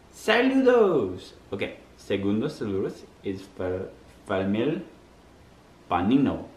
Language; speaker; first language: Spanish; non-native, learner; English